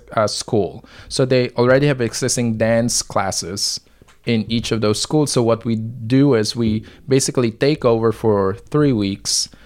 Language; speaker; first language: English; non-native, local second language; Filipino